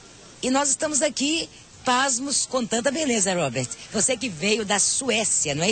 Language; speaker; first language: Portuguese; native; Portuguese